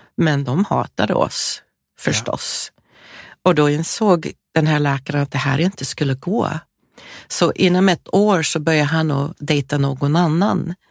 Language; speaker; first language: Swedish; non-native, fluent; English